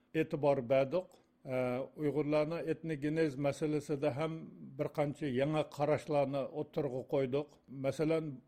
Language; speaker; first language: Uzbek; non-native, local second language; Uyghur